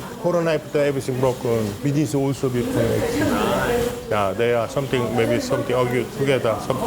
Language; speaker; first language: English; non-native, learner; Korean